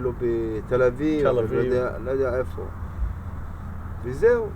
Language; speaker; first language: Hebrew; non-native, local second language; Arabic